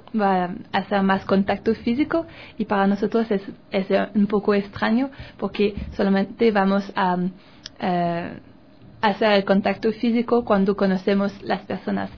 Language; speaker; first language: Spanish; non-native, learner; French